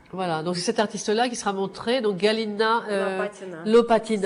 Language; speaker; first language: French; native; French